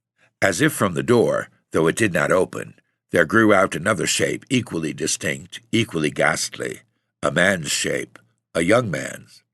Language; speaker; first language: English; native; English